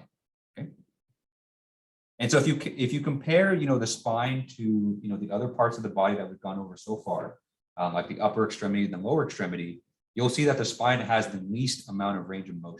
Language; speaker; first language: English; native; English